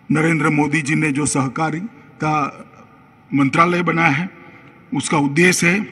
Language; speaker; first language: Hindi; non-native, local second language; Gujarati